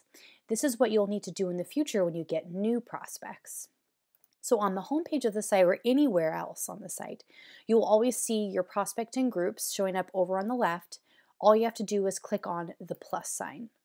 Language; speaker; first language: English; native; English